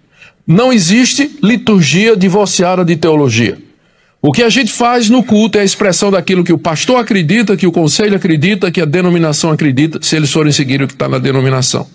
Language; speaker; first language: Portuguese; native; Portuguese